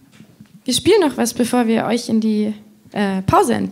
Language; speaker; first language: German; native; German